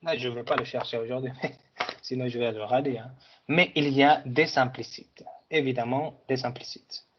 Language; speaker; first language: French; non-native, fluent; Spanish